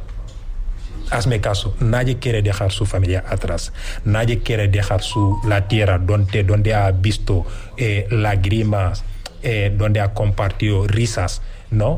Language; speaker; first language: Spanish; non-native, fluent; Wolof